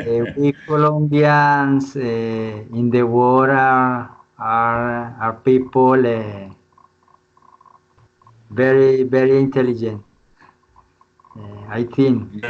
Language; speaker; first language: English; non-native, learner; Spanish